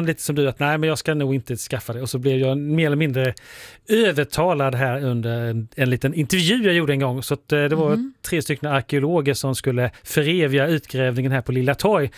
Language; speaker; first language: Swedish; native; Swedish